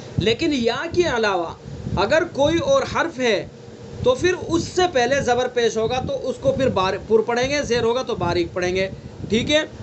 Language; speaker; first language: Urdu; native; Urdu